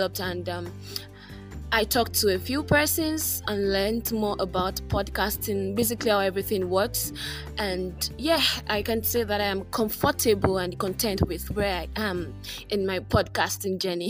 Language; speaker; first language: English; non-native, local second language; Yoruba